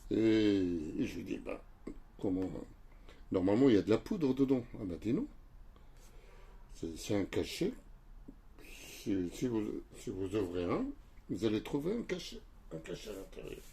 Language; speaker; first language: French; non-native, local second language; Arabic